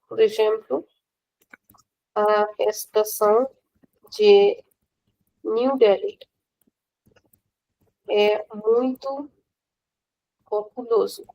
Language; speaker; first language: Portuguese; non-native, fluent; Hindi